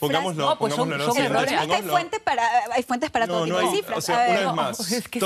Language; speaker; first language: Spanish; native; Spanish